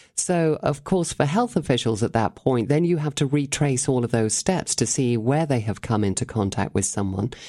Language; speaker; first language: English; native; English